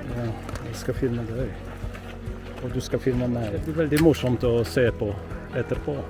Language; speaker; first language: Swedish; non-native, fluent; Polish